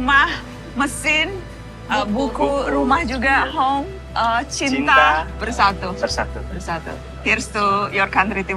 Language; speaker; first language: Indonesian; native; Indonesian